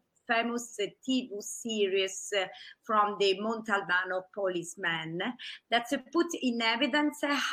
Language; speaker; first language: English; non-native, fluent; Italian